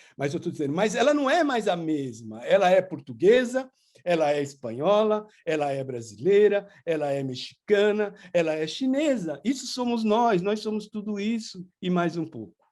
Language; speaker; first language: Portuguese; native; Portuguese